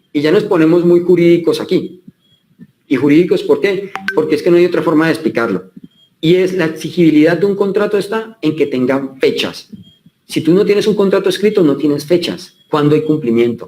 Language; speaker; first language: Spanish; native; Spanish